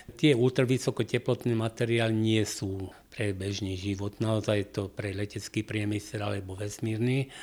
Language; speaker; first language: Slovak; non-native, local second language; Hungarian